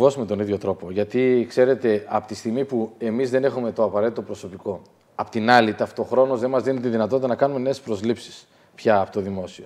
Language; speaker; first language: Greek; native; Greek